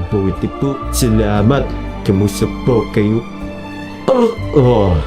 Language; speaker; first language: Filipino; non-native, learner; English